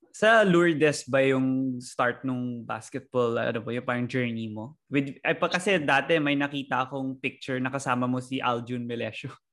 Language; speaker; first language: Filipino; native; Filipino